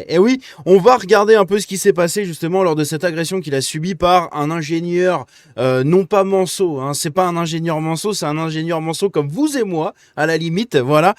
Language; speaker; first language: French; native; French